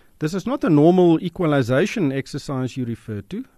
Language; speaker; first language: English; non-native, local second language; Afrikaans